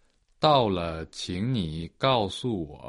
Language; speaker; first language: Chinese; non-native, learner; Portuguese